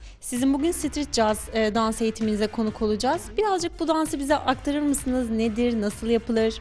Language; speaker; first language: Turkish; native; Turkish